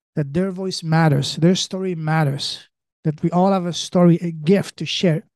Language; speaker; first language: English; early bilingual, other home language; French